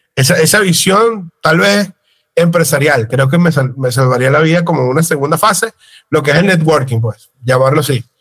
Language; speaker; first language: Spanish; native; Spanish